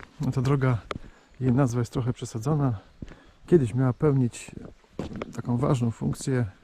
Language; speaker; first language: Polish; native; Polish